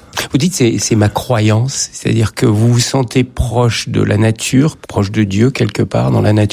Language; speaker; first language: French; native; French